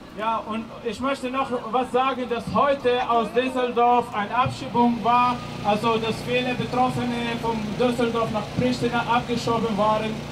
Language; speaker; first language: German; non-native, fluent; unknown